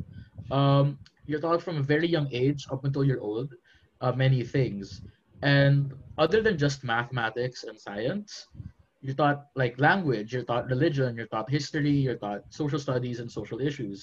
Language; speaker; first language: English; non-native, local second language; Filipino